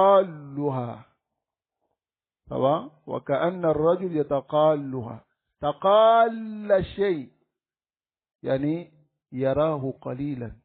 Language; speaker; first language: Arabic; non-native, fluent; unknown